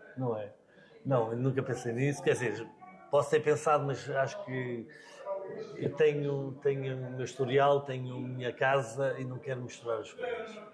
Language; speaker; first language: Portuguese; native; Portuguese